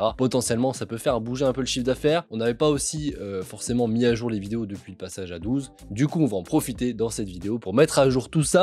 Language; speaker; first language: French; native; French